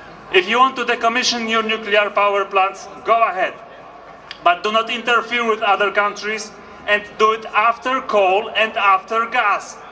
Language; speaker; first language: English; non-native, fluent; Polish